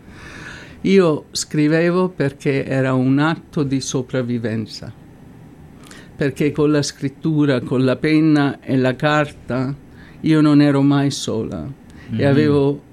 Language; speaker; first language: Italian; native; Italian